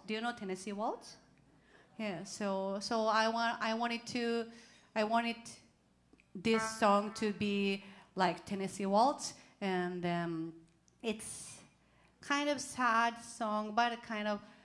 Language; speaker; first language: English; non-native, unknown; Japanese